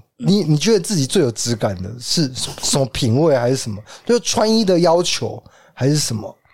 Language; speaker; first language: Chinese; native; Chinese